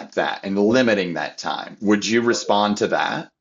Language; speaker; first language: English; native; English